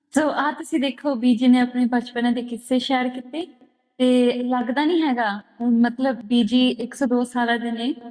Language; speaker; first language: Punjabi; early bilingual, heritage; Punjabi